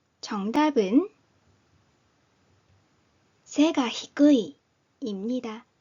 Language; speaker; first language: Korean; native; Korean